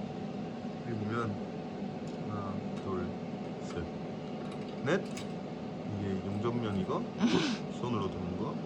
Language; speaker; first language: Korean; non-native, learner; French